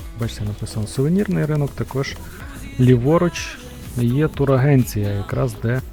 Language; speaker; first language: Ukrainian; native; Ukrainian